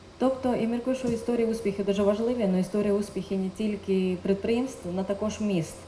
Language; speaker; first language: Ukrainian; non-native, fluent; Estonian